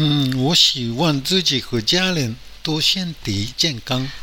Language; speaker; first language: Chinese; non-native, fluent; Japanese